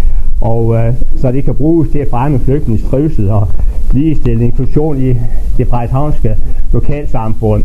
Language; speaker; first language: Danish; native; Danish